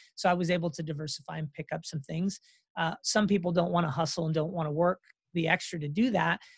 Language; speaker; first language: English; native; English